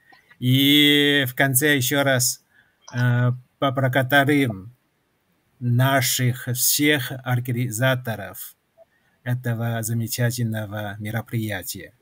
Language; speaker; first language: Russian; non-native, fluent; Chinese